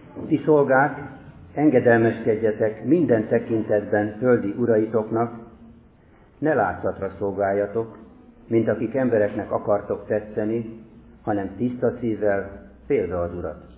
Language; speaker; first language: Hungarian; native; Hungarian